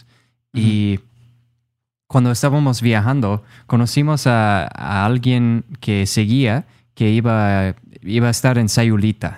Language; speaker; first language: Spanish; non-native, fluent; English